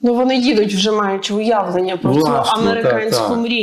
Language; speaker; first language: Ukrainian; native; Ukrainian